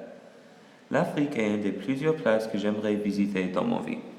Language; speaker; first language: French; early bilingual, other home language; English